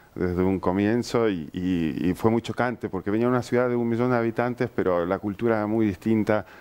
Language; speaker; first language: Spanish; early bilingual, other home language; Ukrainian